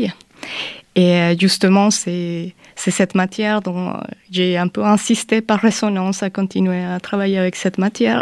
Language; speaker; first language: French; non-native, fluent; Spanish